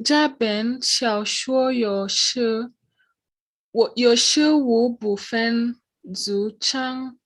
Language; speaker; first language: Chinese; non-native, learner; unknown